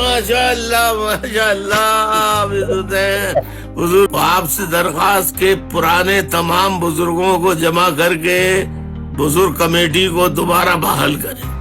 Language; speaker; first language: Urdu; native; Urdu